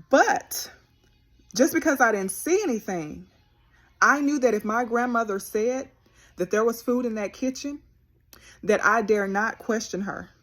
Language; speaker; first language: English; native; English